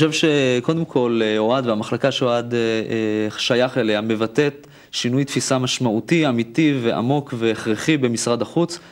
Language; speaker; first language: Hebrew; native; Hebrew